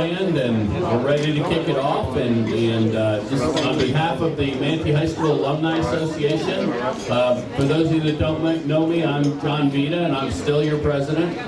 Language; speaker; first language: English; native; English